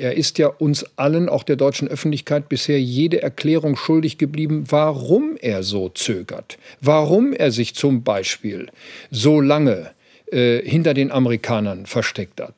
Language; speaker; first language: German; native; German